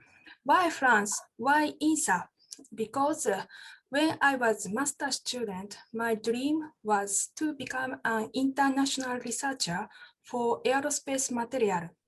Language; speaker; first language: English; non-native, learner; Japanese